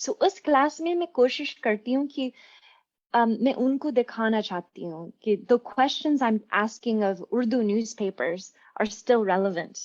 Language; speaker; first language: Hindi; non-native, fluent; English